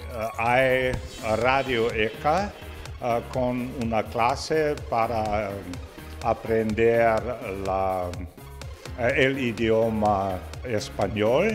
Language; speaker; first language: Spanish; non-native, learner; German